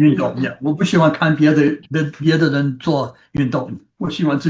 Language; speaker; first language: Chinese; non-native, learner; English